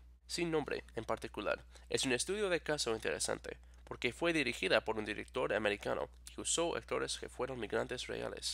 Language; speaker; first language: Spanish; non-native, fluent; English